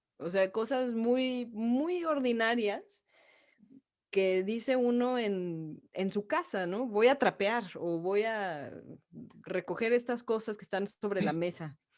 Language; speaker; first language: Spanish; native; Spanish